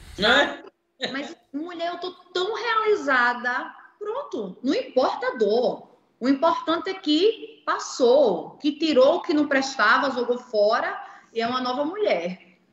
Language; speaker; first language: Portuguese; native; Portuguese